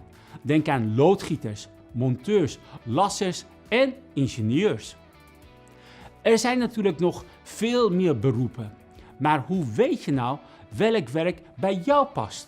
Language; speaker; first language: Dutch; non-native, fluent; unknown